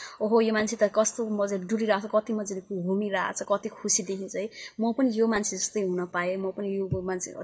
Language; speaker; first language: Nepali; early bilingual, heritage; Nepali